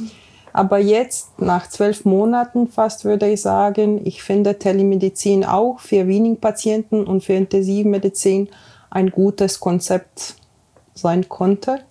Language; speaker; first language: German; non-native, fluent; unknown